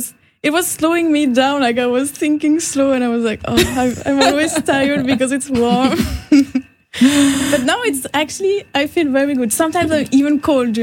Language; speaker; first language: English; non-native, fluent; French